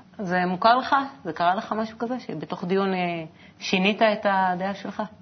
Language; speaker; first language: Hebrew; native; Hebrew